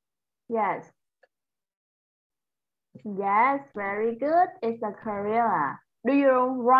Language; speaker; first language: English; non-native, fluent; Vietnamese